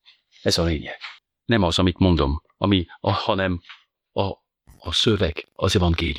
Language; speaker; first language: Hungarian; non-native, fluent; French